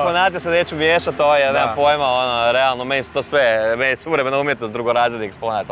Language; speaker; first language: Serbian; native; Serbian